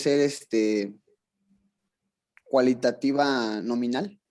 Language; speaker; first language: Spanish; native; Spanish